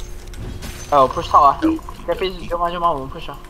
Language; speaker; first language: Chinese; native; Chinese